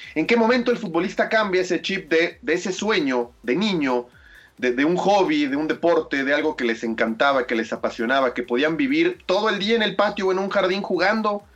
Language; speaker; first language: Spanish; native; Spanish